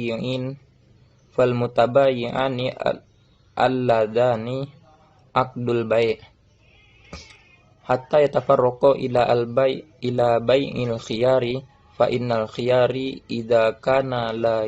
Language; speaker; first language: Arabic; non-native, learner; Indonesian